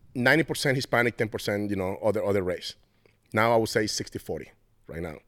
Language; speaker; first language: English; non-native, fluent; Spanish